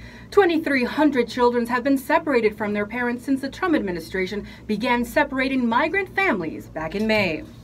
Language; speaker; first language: English; early bilingual, other home language; Spanish